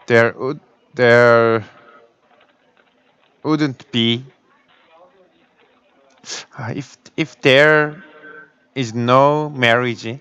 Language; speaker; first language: English; non-native, learner; Korean